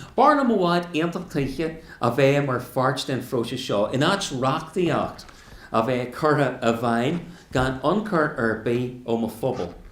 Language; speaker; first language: Irish; non-native, local second language; English